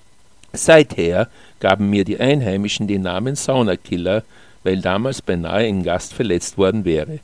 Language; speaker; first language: German; native; German